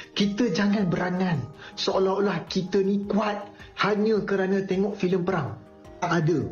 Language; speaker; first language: Malay; native; Malay